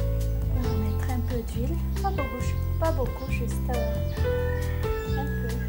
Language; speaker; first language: French; non-native, learner; Malagasy